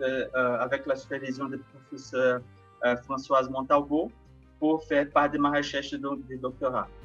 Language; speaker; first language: French; non-native, fluent; Portuguese